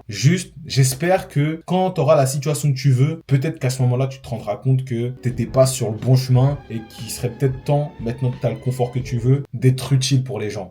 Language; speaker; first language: French; native; French